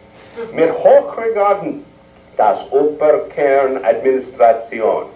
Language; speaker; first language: German; non-native, learner; English